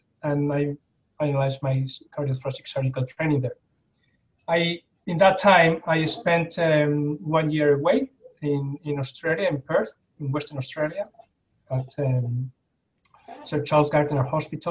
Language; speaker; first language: English; non-native, fluent; Spanish